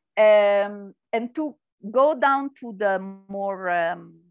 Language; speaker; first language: English; non-native, learner; Italian